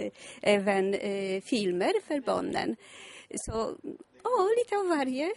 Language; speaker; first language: Swedish; non-native, fluent; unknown